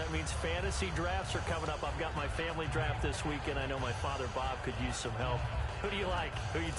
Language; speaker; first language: English; native; English